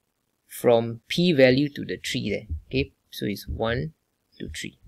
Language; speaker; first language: English; non-native, local second language; Malay